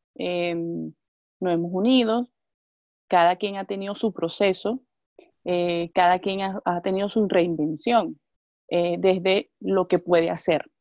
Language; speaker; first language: Spanish; native; Spanish